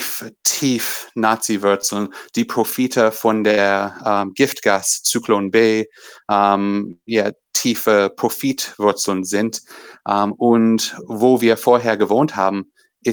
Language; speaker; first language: German; non-native, fluent; English